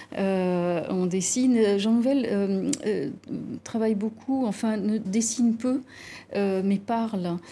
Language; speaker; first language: French; non-native, local second language; Arabic